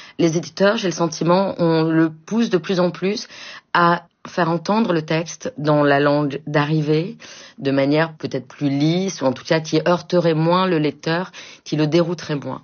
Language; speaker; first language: French; native; French